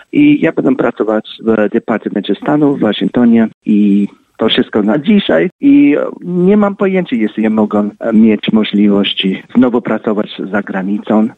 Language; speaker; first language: Polish; early bilingual, heritage; Polish